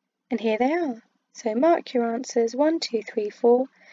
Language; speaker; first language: English; native; English